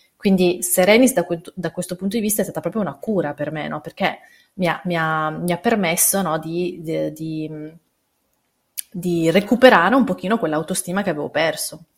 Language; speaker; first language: Italian; early bilingual, other home language; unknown